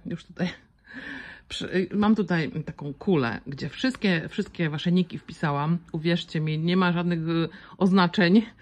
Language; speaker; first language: Polish; native; Polish